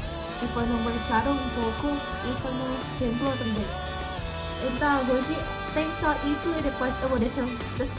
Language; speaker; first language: Portuguese; non-native, learner; Thai